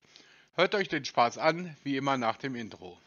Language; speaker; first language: German; native; German